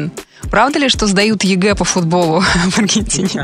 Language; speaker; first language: Russian; native; Russian